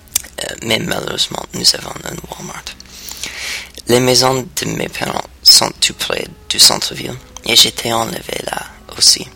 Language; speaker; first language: French; non-native, learner; English